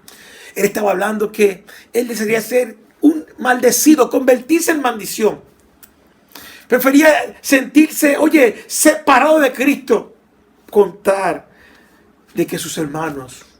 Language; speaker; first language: Spanish; native; Spanish